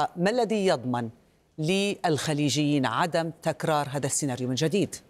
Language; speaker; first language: Arabic; native; Arabic